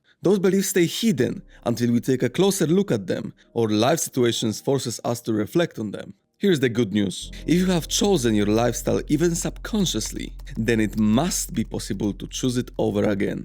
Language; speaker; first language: English; non-native, fluent; Polish